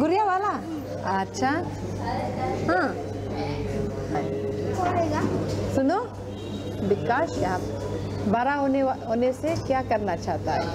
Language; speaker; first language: Hindi; non-native, local second language; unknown